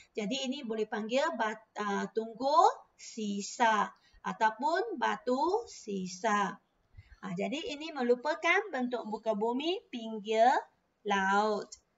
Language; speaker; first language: Malay; non-native, local second language; Chinese